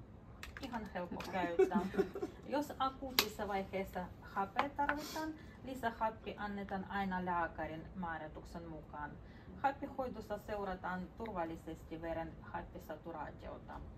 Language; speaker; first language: Finnish; non-native, fluent; Russian